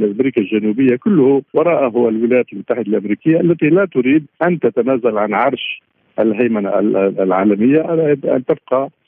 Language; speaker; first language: Arabic; native; Arabic